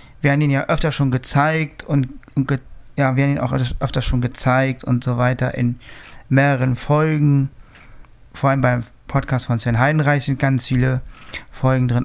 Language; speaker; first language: German; native; German